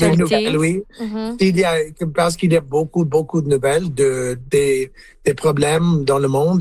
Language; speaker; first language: French; non-native, learner; English